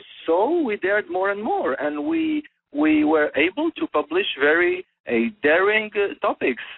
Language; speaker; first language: English; non-native, fluent; Arabic